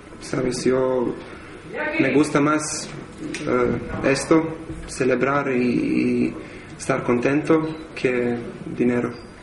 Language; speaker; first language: Spanish; non-native, learner; Serbian